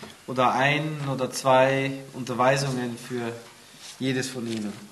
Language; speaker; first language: German; native; German